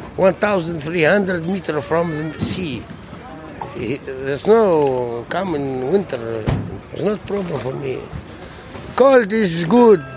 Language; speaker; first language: English; non-native, learner; Arabic